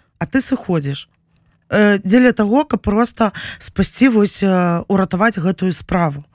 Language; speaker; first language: Belarusian; non-native, local second language; Russian